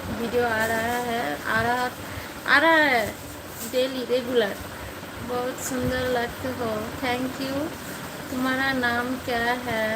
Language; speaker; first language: Hindi; non-native, local second language; Bangla